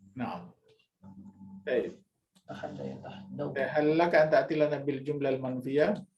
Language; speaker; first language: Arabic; non-native, fluent; Indonesian